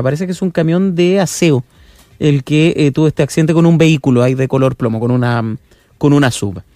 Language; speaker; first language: Spanish; native; Spanish